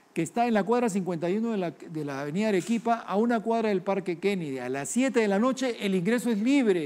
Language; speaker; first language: Spanish; native; Spanish